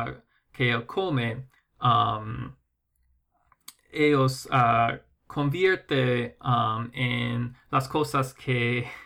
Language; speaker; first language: Spanish; non-native, fluent; English